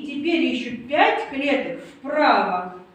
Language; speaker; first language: Russian; native; Russian